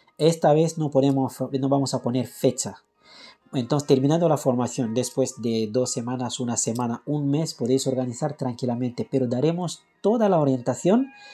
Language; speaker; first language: Spanish; non-native, fluent; French